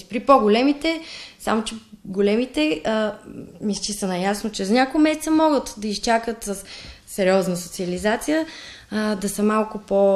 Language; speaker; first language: Bulgarian; native; Bulgarian